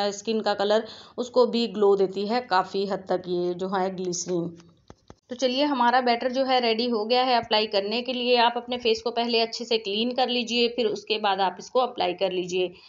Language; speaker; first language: Urdu; native; Urdu